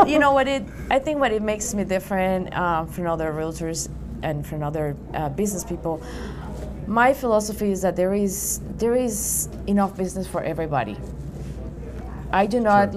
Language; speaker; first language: English; non-native, fluent; Spanish